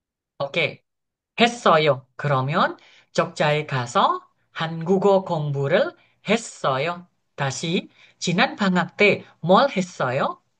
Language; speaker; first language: Korean; non-native, fluent; Indonesian